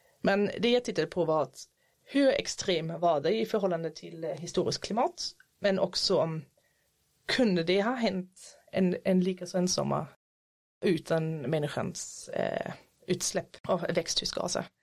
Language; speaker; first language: Swedish; non-native, fluent; German